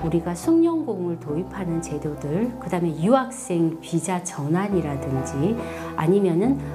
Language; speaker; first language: Korean; native; Korean